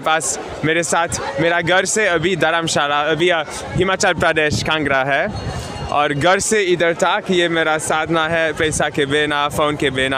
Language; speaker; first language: Hindi; non-native, learner; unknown